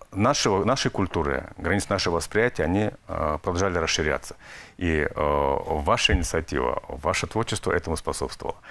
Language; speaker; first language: Russian; native; Russian